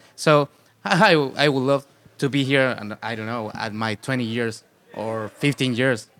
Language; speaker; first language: English; non-native, fluent; Spanish